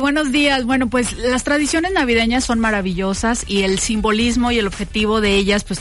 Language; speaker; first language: Spanish; native; Spanish